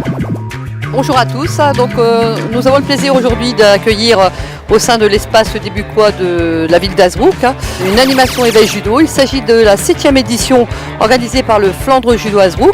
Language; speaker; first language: French; native; French